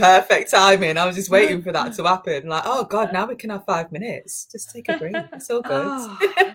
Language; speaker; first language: English; native; English